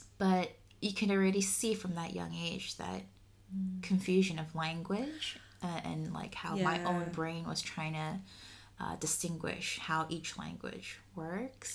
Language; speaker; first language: English; early bilingual, other home language; Spanish